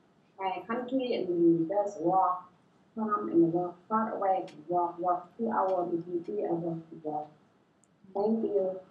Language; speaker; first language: English; non-native, learner; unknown